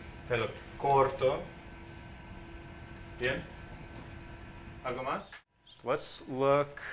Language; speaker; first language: Spanish; non-native, fluent; English